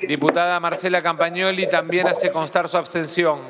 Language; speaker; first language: Spanish; native; Spanish